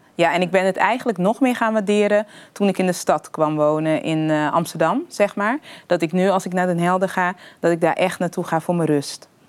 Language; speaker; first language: Dutch; early bilingual, other home language; Papiamento